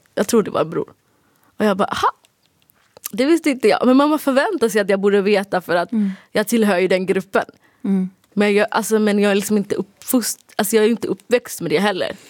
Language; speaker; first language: Swedish; early bilingual, other home language; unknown